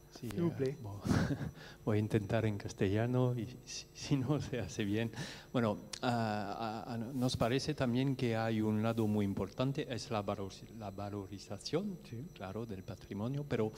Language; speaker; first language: Spanish; non-native, learner; French